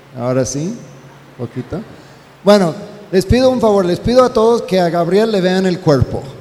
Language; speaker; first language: Spanish; non-native, fluent; English